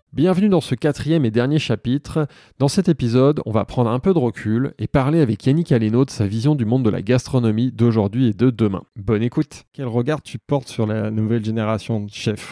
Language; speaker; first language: French; native; French